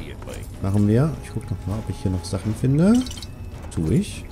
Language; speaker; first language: German; native; German